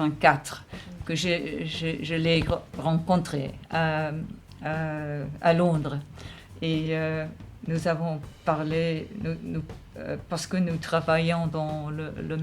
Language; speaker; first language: French; non-native, fluent; English